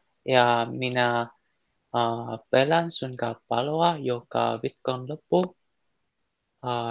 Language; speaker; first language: Finnish; non-native, learner; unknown